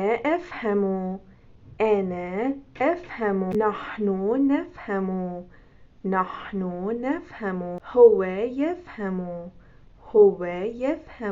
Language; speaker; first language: Arabic; non-native, fluent; Persian